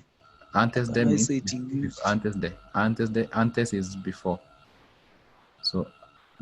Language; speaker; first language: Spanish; non-native, fluent; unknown